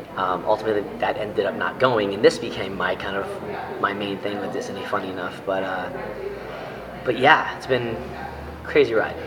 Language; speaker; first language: English; native; English